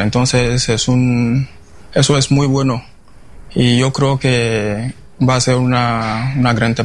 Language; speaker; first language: Spanish; non-native, fluent; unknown